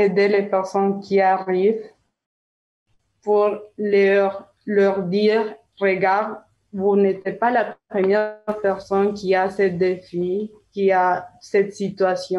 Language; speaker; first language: French; non-native, learner; Spanish